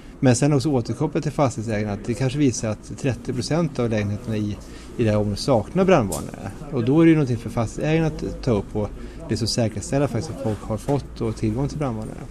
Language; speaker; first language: Swedish; native; Swedish